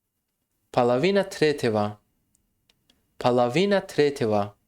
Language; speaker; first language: Russian; non-native, fluent; Tajik